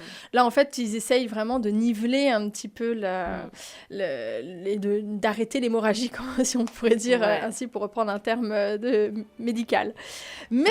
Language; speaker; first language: French; native; French